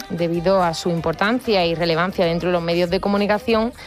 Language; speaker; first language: Spanish; native; Spanish